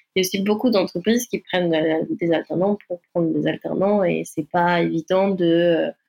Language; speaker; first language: French; native; French